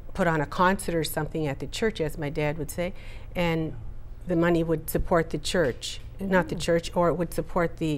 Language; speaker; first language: English; native; English